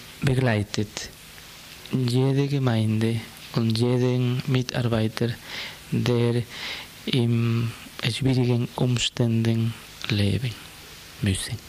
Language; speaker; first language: German; non-native, fluent; Spanish